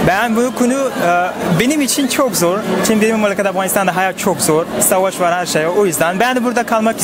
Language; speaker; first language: Turkish; non-native, learner; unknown